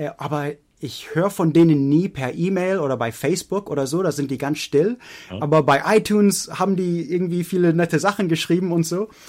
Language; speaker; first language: German; non-native, fluent; English